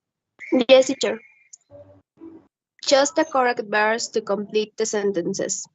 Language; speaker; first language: English; non-native, learner; Spanish